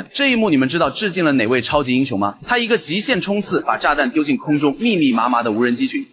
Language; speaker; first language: Chinese; native; Chinese